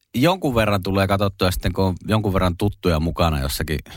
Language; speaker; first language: Finnish; native; Finnish